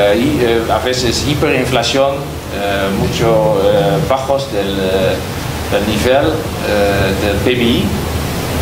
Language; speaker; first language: Spanish; non-native, learner; Dutch